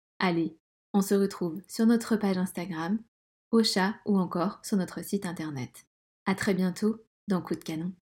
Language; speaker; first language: French; native; French